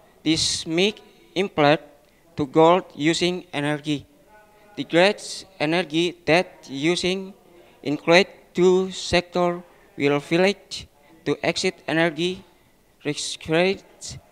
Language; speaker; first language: English; non-native, learner; Indonesian